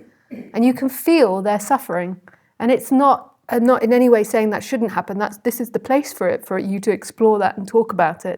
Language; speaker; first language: English; native; English